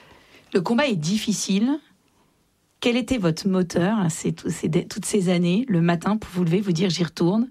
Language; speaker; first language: French; native; French